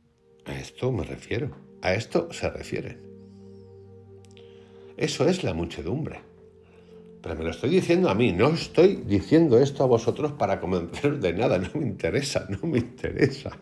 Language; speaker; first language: Spanish; native; Spanish